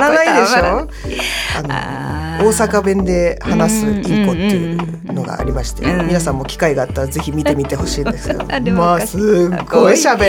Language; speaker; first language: Japanese; native; Japanese